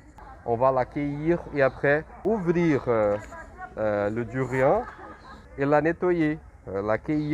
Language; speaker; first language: French; non-native, fluent; Portuguese